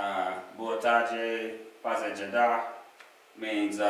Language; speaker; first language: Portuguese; non-native, learner; English